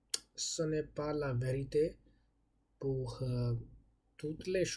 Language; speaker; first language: French; non-native, learner; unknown